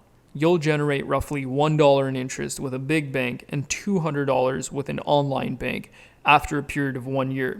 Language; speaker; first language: English; native; English